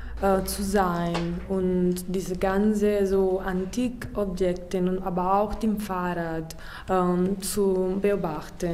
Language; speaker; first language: German; non-native, fluent; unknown